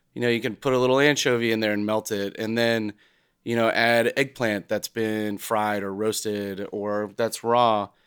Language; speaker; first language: English; native; English